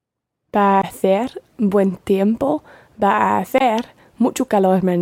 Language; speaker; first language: Spanish; non-native, learner; English